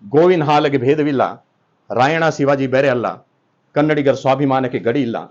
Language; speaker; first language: Kannada; non-native, local second language; Hindi